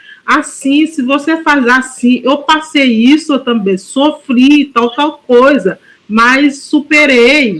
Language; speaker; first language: Portuguese; non-native, fluent; Haitian Creole